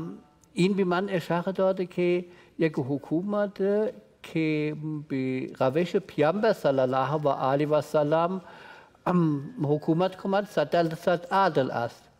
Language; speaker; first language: Persian; non-native, learner; German